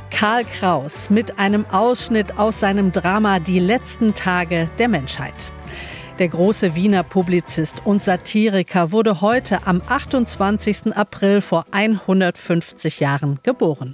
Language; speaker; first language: German; native; German